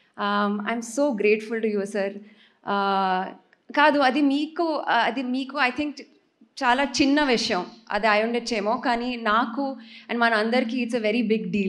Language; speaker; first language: Telugu; non-native, learner; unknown